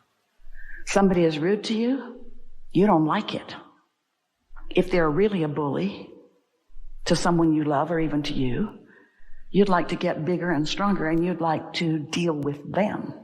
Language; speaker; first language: English; native; English